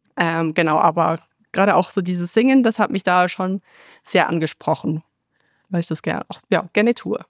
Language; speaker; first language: German; native; German